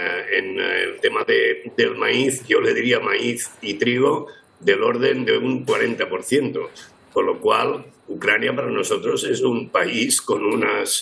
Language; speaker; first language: Spanish; native; Spanish